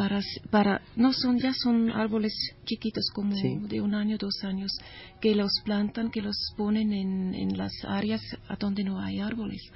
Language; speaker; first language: Spanish; non-native, learner; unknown